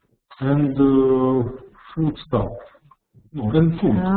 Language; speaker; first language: English; non-native, learner; Russian